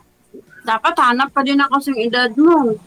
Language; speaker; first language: Filipino; non-native, local second language; Hiligaynon